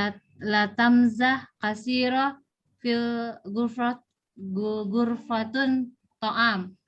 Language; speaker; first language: Arabic; non-native, learner; Indonesian